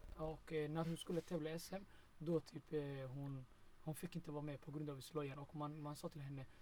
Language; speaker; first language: Swedish; early bilingual, other home language; Somali